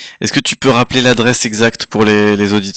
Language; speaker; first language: French; native; French